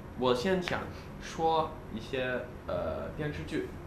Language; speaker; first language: Chinese; non-native, learner; English